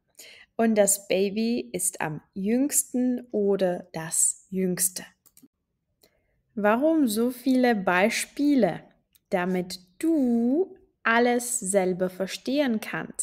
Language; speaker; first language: German; non-native, fluent; Czech